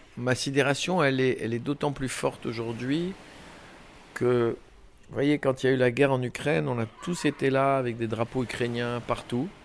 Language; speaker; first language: French; early bilingual, other home language; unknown